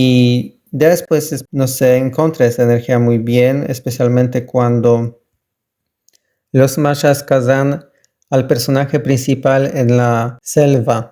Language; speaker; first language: Spanish; non-native, learner; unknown